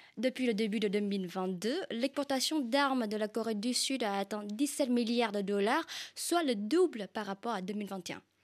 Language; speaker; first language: French; non-native, fluent; Vietnamese